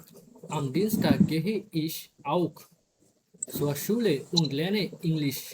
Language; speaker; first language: German; non-native, fluent; Bangla